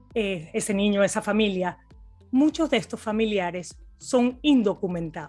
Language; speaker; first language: Spanish; native; Spanish